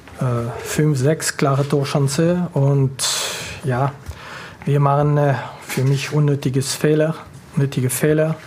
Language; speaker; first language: German; non-native, local second language; French